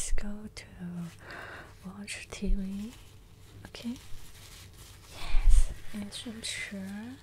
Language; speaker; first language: English; non-native, learner; Cantonese